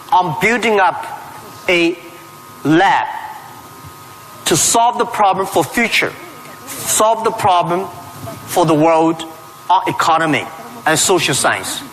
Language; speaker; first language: English; non-native, fluent; Chinese